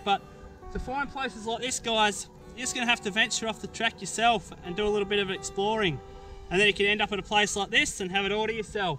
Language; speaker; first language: English; native; English